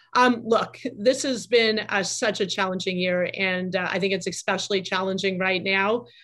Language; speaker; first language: English; native; English